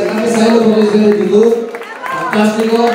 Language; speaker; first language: Spanish; native; Spanish